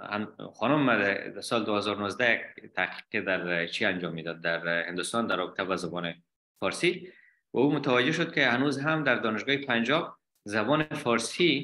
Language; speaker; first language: Persian; native; Persian